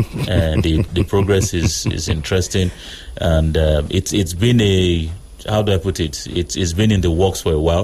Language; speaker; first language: English; non-native, local second language; Yoruba